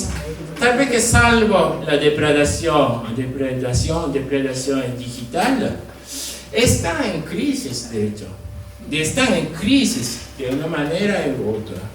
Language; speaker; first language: Spanish; non-native, fluent; Japanese